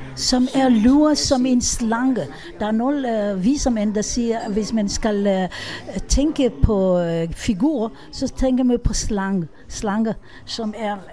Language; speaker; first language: Danish; non-native, fluent; Hebrew